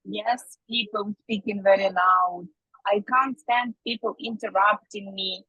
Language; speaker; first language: English; non-native, fluent; Ukrainian